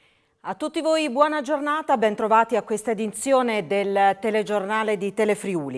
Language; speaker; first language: Italian; native; Italian